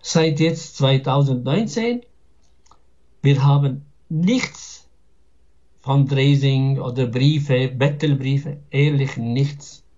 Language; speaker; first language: German; non-native, fluent; Arabic